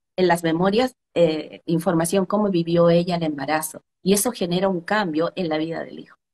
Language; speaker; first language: Spanish; native; Spanish